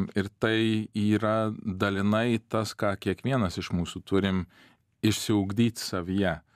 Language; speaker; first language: Lithuanian; early bilingual, heritage; Lithuanian